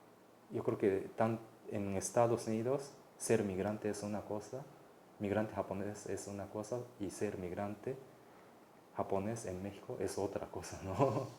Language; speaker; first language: Spanish; non-native, fluent; Japanese